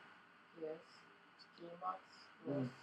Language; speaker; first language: English; non-native, learner; Russian